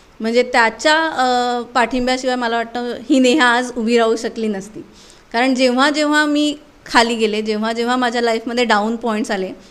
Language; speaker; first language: Marathi; native; Marathi